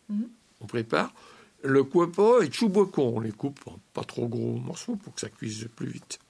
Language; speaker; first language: French; native; French